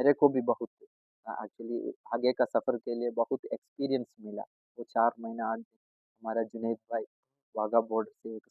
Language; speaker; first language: Hindi; non-native, local second language; Malayalam